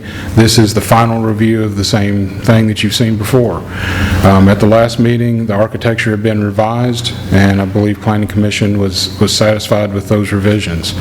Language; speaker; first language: English; native; English